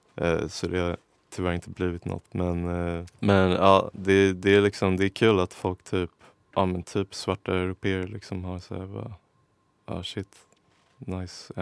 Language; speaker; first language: Swedish; native; Swedish